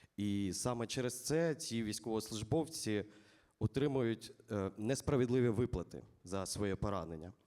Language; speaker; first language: Ukrainian; native; Ukrainian